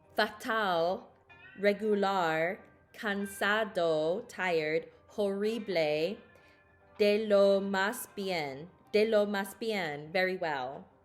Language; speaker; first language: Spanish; non-native, learner; English